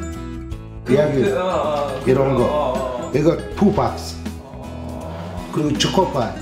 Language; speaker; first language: Korean; non-native, fluent; Mongolian